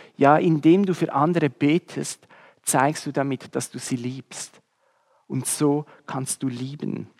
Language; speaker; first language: German; native; German